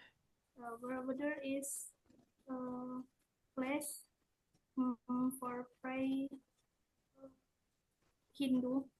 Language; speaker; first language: English; non-native, learner; Indonesian